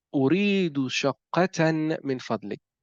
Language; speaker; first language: Arabic; non-native, fluent; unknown